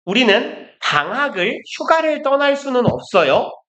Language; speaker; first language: Korean; native; Korean